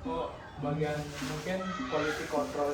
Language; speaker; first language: Indonesian; non-native, local second language; Balinese